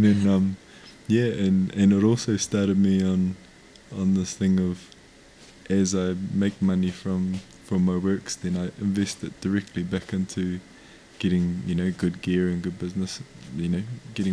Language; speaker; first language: English; non-native, local second language; Māori